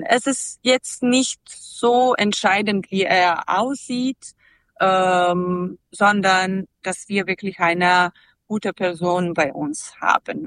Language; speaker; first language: German; non-native, fluent; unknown